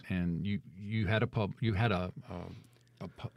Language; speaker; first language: English; native; English